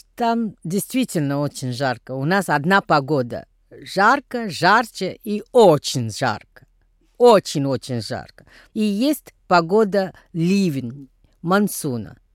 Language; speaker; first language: Russian; non-native, fluent; Tamil